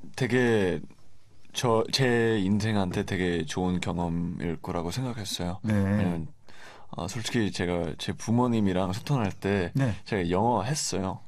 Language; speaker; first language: Korean; non-native, fluent; English